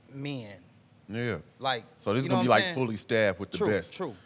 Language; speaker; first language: English; native; English